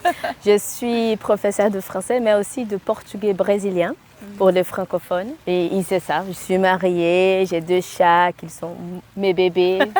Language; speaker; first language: French; non-native, fluent; Portuguese